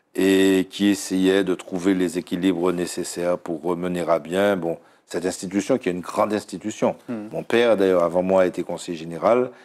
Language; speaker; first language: French; native; French